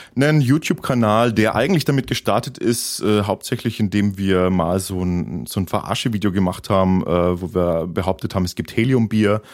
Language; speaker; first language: German; native; German